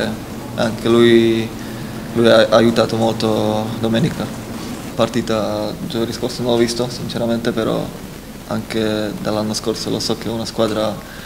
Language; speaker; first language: Italian; non-native, fluent; Slovak